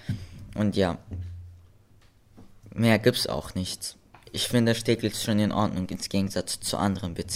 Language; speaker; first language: German; early bilingual, other home language; Russian